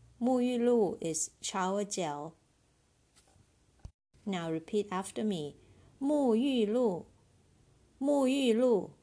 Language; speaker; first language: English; non-native, fluent; Chinese